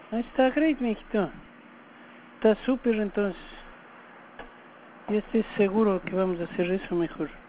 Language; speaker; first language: Spanish; native; Spanish